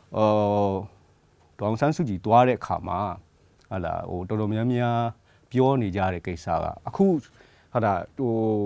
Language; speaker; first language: Burmese; native; Burmese